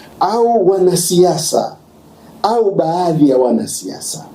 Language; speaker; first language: Swahili; native; Swahili